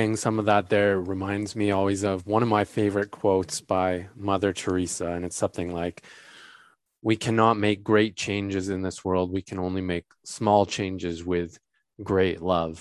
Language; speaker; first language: English; native; English